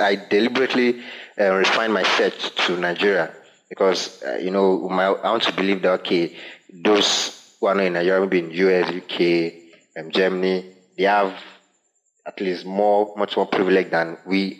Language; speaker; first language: English; non-native, local second language; Yoruba